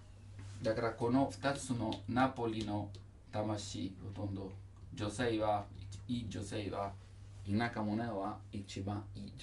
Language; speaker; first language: Japanese; non-native, learner; Italian